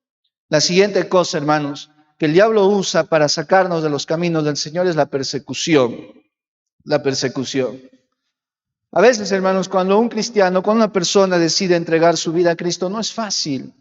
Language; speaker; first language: Spanish; native; Spanish